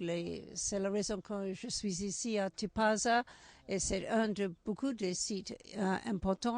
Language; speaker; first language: French; non-native, learner; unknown